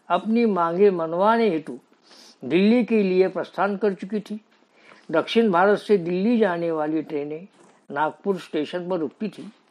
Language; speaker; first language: Hindi; native; Hindi